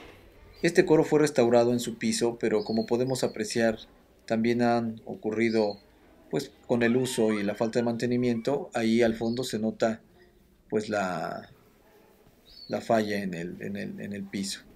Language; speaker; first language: Spanish; native; Spanish